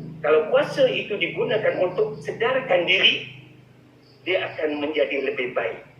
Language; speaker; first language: Malay; native; Malay